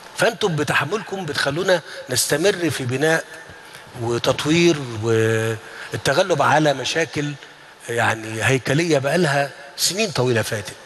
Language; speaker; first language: Arabic; native; Arabic